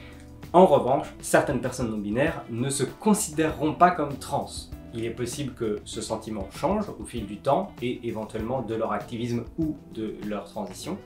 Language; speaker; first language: French; native; French